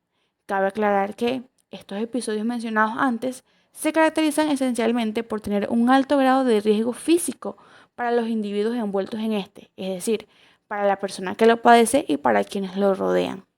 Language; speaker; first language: Spanish; native; Spanish